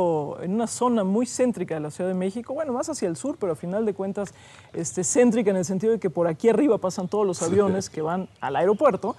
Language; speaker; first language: Spanish; native; Spanish